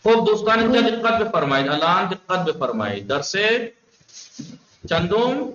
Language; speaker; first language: Persian; non-native, fluent; Urdu